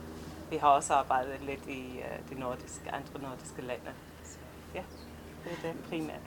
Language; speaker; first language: Danish; non-native, fluent; English